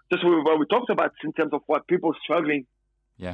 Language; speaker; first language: English; non-native, fluent; French